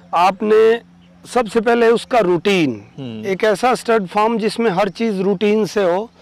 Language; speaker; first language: Hindi; native; Hindi